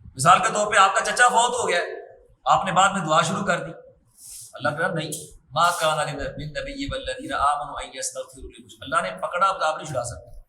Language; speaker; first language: Urdu; non-native, local second language; Punjabi